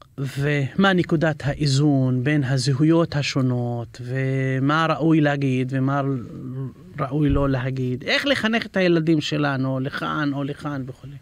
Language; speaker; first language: Hebrew; non-native, local second language; Arabic